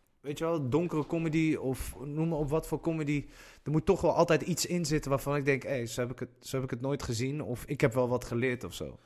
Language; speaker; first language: Dutch; early bilingual, other home language; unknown